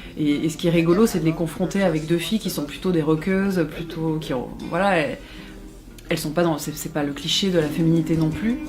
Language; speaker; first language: French; native; French